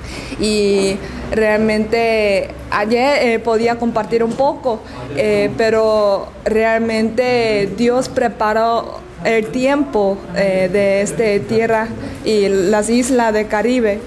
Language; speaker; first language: Spanish; non-native, learner; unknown